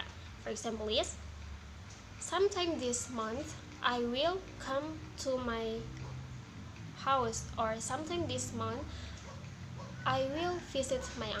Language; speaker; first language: English; non-native, learner; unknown